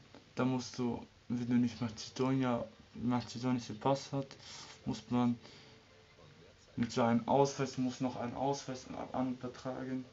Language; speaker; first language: German; early bilingual, other home language; Serbian